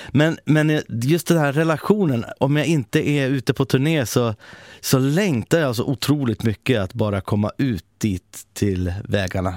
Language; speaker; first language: Swedish; native; Swedish